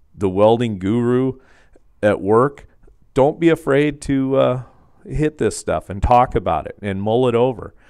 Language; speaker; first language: English; native; English